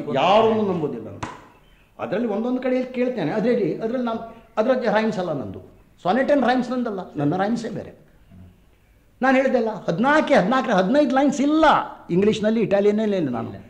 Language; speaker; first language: Kannada; non-native, local second language; Konkani